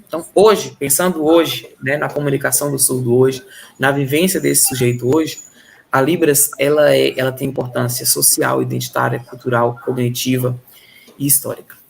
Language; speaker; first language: Portuguese; native; Portuguese